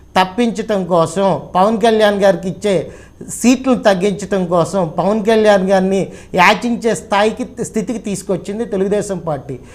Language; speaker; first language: Telugu; native; Telugu